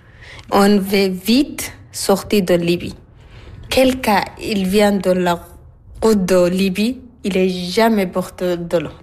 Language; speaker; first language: French; non-native, learner; Arabic